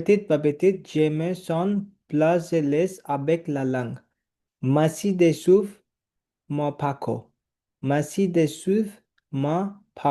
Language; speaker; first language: French; non-native, learner; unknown